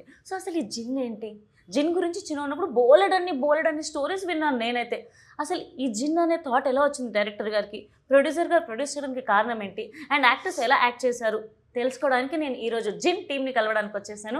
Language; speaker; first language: Telugu; native; Telugu